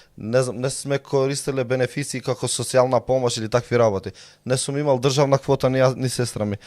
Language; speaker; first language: Macedonian; non-native, local second language; Albanian